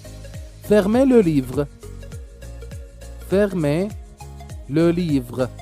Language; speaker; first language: French; non-native, local second language; Arabic